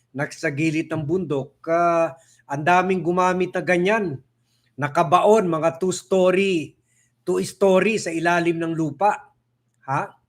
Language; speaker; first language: Filipino; native; Filipino